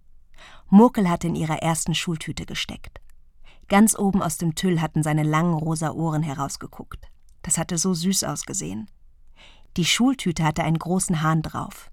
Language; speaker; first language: German; native; German